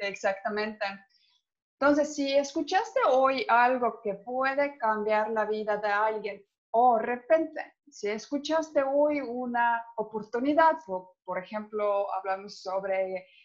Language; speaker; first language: Spanish; non-native, fluent; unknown